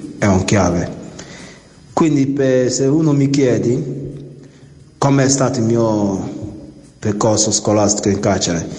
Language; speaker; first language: Italian; non-native, fluent; Igbo